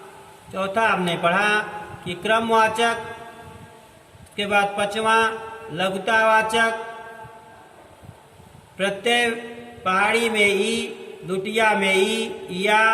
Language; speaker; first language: Hindi; native; Hindi